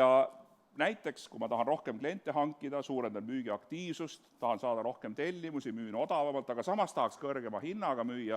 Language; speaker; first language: Estonian; native; Estonian